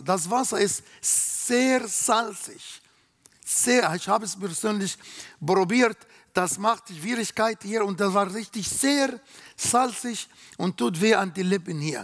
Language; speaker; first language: German; non-native, learner; Arabic